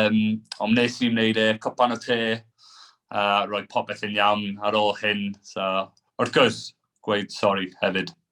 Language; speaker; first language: Welsh; non-native, local second language; English